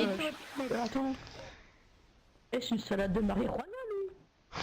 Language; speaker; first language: French; native; French